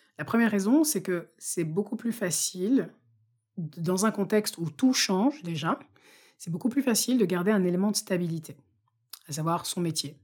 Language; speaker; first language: French; non-native, local second language; Bambara